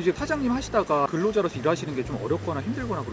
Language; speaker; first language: Korean; native; Korean